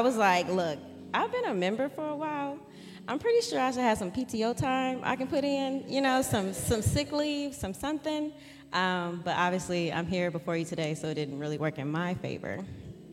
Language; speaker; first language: English; native; English